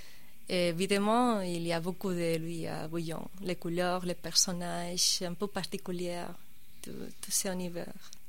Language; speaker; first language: French; non-native, fluent; Spanish